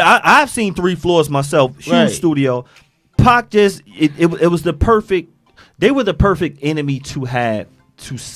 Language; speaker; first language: English; native; English